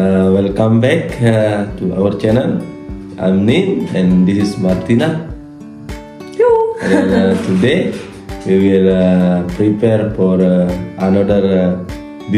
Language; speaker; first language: English; non-native, fluent; Indonesian